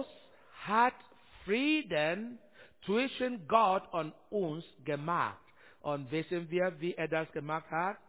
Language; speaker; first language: German; non-native, learner; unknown